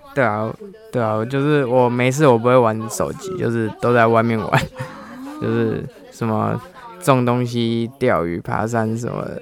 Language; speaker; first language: Chinese; native; Chinese